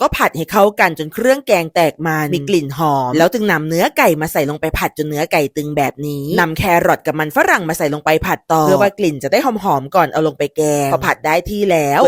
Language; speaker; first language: Thai; native; Thai